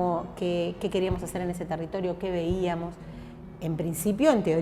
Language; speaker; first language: Spanish; native; Spanish